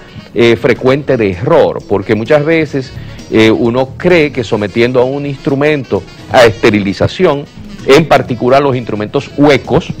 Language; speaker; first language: Spanish; native; Spanish